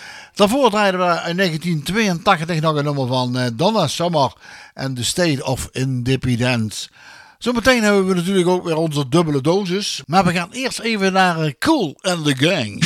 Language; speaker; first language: Dutch; native; Dutch